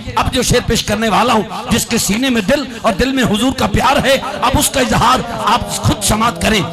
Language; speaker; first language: Urdu; non-native, local second language; Punjabi